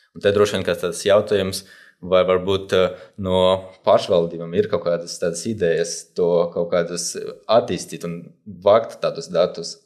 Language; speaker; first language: Latvian; non-native, local second language; Russian